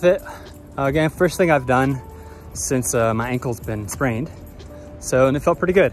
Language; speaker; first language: English; native; English